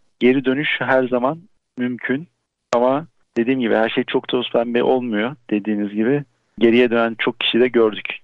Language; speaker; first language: Turkish; native; Turkish